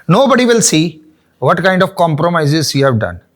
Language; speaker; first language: English; non-native, local second language; Punjabi